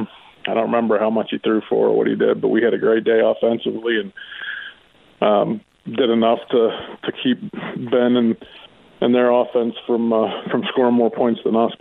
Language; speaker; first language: English; native; English